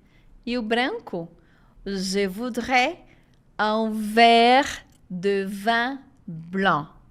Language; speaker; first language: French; non-native, fluent; Portuguese